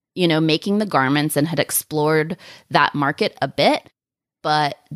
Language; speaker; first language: English; native; English